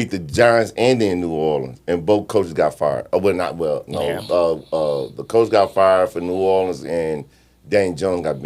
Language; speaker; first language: English; native; English